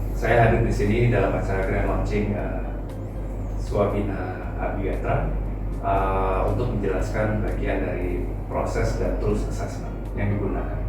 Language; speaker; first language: Indonesian; native; Indonesian